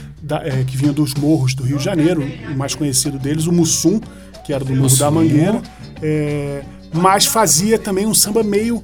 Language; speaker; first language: Portuguese; native; Portuguese